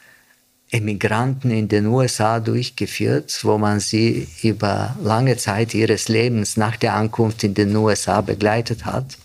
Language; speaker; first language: German; non-native, fluent; Bulgarian